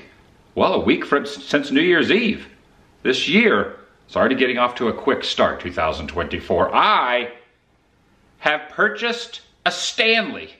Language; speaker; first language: English; native; English